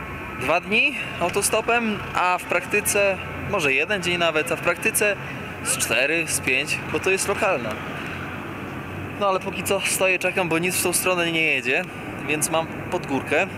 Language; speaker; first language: Polish; native; Polish